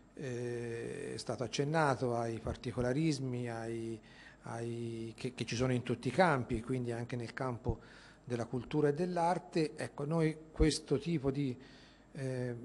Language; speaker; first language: Italian; native; Italian